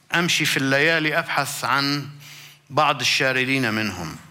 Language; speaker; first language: Arabic; native; Arabic